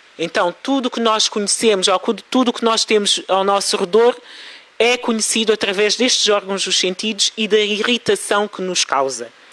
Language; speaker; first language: Portuguese; early bilingual, other home language; Kabuverdianu